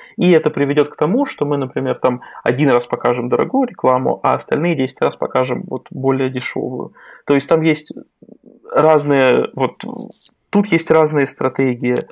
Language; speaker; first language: Russian; native; Russian